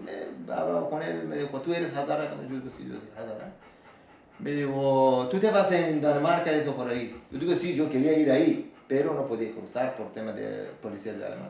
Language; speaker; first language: Spanish; non-native, learner; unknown